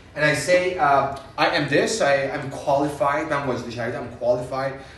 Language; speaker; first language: English; non-native, fluent; Persian